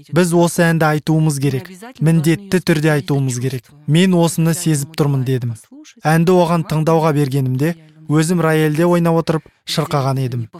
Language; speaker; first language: Kazakh; non-native, local second language; Russian